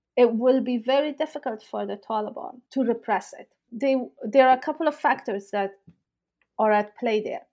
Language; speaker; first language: English; non-native, fluent; Persian